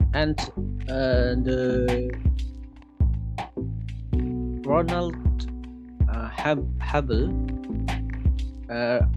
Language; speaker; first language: English; non-native, learner; Indonesian